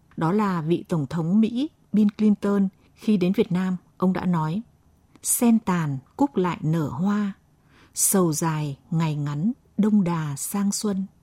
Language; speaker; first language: Vietnamese; native; Vietnamese